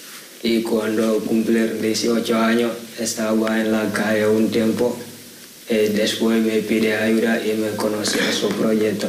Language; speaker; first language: Spanish; non-native, learner; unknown